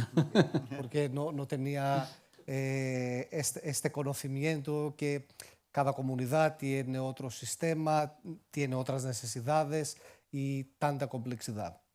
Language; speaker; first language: Spanish; non-native, fluent; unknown